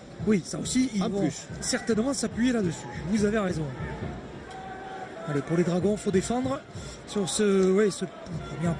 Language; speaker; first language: French; native; French